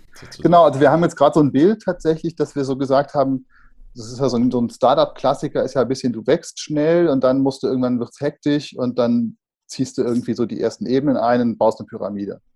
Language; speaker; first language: German; native; German